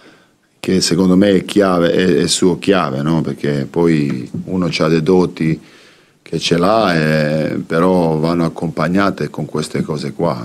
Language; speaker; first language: Italian; non-native, fluent; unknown